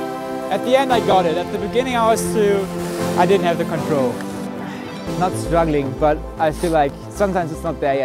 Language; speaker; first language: English; non-native, fluent; German